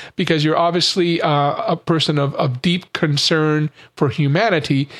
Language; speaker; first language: English; native; English